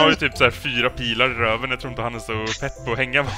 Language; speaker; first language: Swedish; native; Swedish